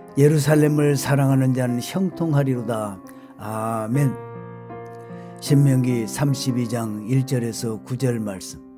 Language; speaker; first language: Korean; native; Korean